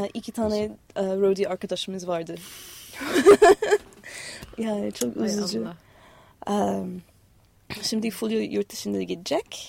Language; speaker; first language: Turkish; non-native, learner; English